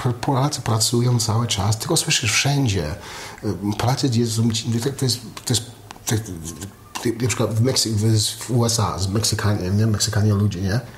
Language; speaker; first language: Polish; early bilingual, heritage; Polish